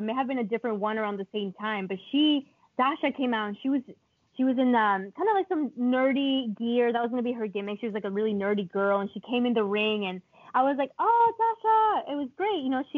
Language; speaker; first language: English; non-native, fluent; Spanish